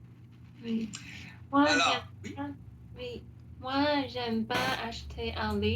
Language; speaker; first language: French; non-native, learner; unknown